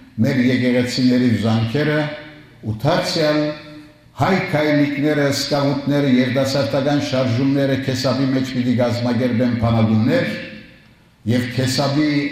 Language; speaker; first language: Armenian; early bilingual, heritage; Armenian